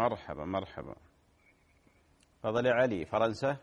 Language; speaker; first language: Arabic; native; Arabic